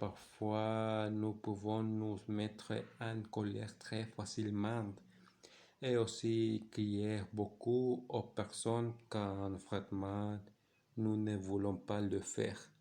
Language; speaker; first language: French; non-native, learner; Spanish